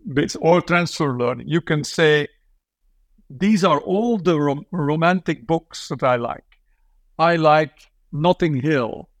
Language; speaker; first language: English; non-native, fluent; Dutch